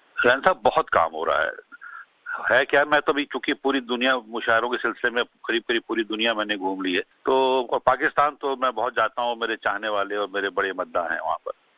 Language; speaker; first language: Urdu; non-native, local second language; Punjabi